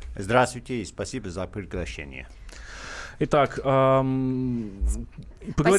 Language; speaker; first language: Russian; non-native, fluent; English